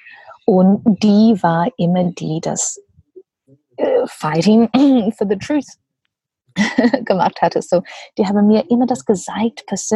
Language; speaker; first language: German; non-native, learner; English